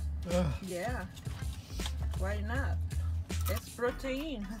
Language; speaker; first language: English; non-native, learner; Spanish